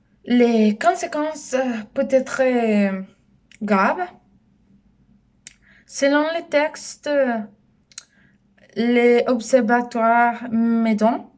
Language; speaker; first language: French; non-native, learner; Spanish